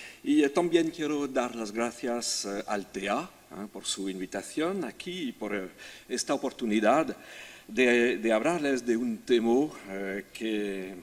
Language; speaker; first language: Spanish; non-native, learner; French